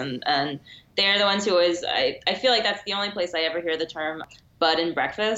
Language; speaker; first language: English; native; English